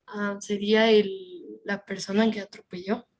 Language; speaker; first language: Spanish; native; Spanish